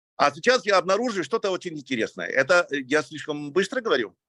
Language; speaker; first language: Russian; non-native, fluent; English